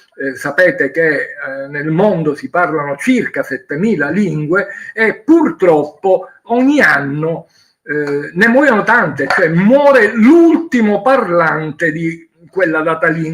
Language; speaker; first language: Italian; native; Italian